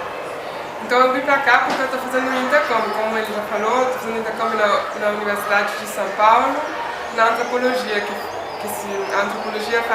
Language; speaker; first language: Portuguese; non-native, fluent; Swiss German